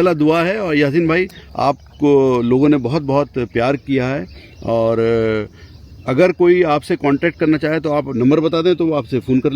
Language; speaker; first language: Hindi; native; Hindi